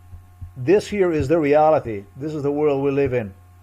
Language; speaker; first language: English; non-native, fluent; Slovenian